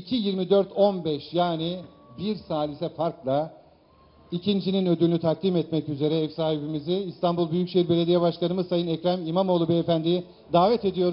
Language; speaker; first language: Turkish; native; Turkish